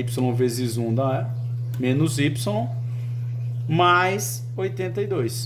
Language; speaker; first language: Portuguese; native; Portuguese